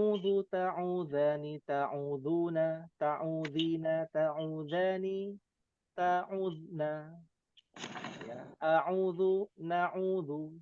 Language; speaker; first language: Arabic; non-native, fluent; Indonesian